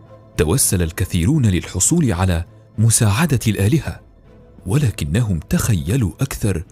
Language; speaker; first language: Arabic; native; Arabic